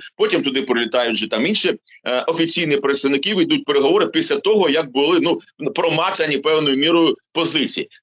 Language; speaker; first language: Ukrainian; native; Ukrainian